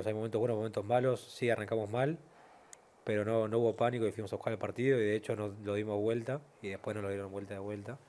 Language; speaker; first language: Spanish; native; Spanish